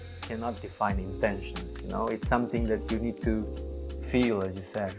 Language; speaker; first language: English; non-native, fluent; Romanian